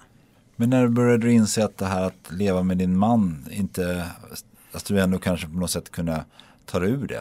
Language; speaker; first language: Swedish; native; Swedish